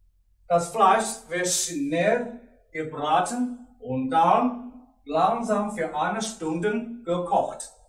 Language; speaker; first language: German; non-native, learner; Chinese